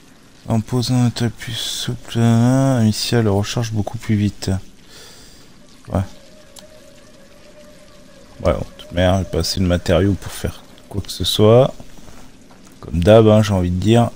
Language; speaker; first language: French; native; French